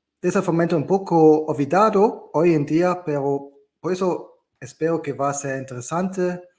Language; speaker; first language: Spanish; non-native, learner; German